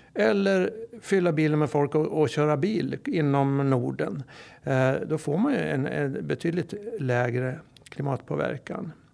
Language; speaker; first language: Swedish; native; Swedish